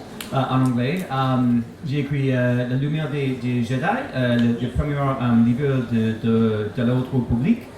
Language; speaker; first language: French; non-native, learner; English